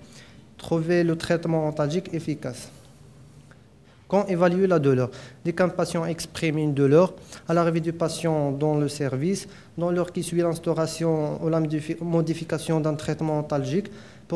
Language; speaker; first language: French; non-native, local second language; Arabic